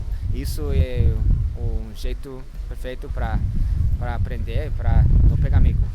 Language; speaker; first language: Portuguese; non-native, learner; English